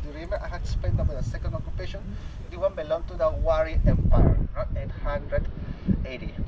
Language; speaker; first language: English; non-native, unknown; Spanish